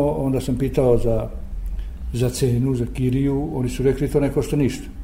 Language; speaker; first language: Serbian; native; Serbian